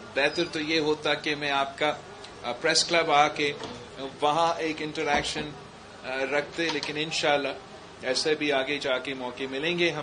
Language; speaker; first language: Urdu; non-native, local second language; English